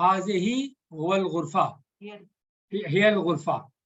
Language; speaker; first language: Arabic; non-native, learner; Urdu